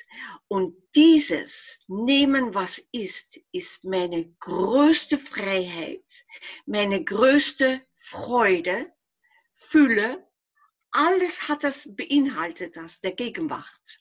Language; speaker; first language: German; non-native, fluent; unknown